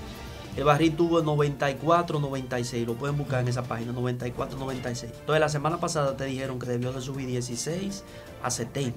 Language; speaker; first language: Spanish; native; Spanish